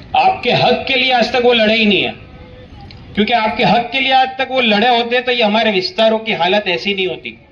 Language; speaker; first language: Hindi; non-native, local second language; Gujarati